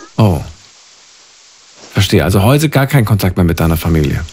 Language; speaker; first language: German; native; German